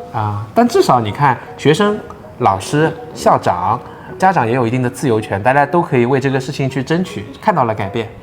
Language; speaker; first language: Chinese; native; Chinese